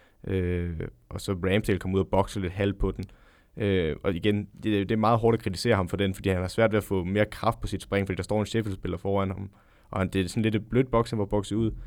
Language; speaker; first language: Danish; native; Danish